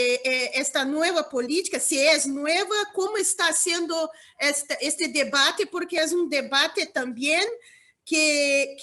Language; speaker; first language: Spanish; non-native, learner; Portuguese